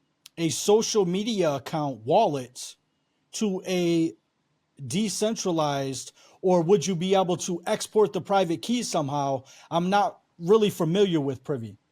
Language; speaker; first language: English; native; English